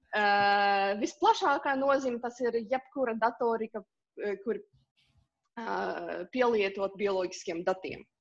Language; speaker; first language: Latvian; non-native, local second language; Russian